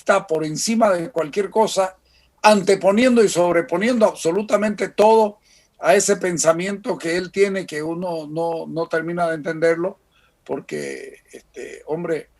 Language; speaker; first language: Spanish; native; Spanish